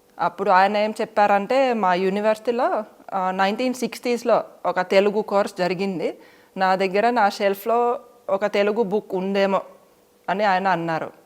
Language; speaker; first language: Telugu; non-native, fluent; Finnish